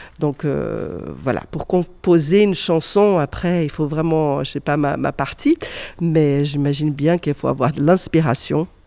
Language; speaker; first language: French; non-native, fluent; Portuguese